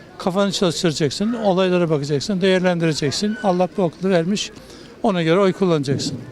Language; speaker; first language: Turkish; native; Turkish